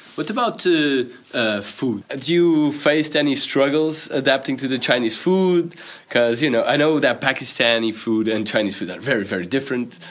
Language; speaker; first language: English; non-native, fluent; Portuguese